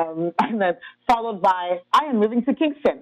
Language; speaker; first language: English; native; English